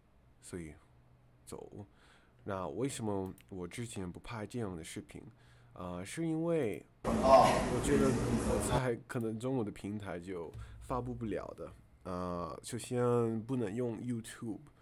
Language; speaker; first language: Chinese; non-native, fluent; English